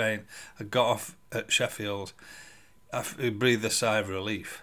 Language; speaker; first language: English; native; English